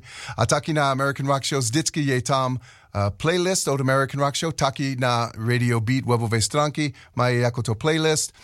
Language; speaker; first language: Czech; non-native, learner; English